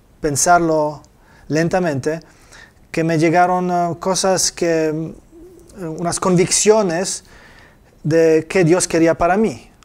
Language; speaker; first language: Spanish; non-native, fluent; Polish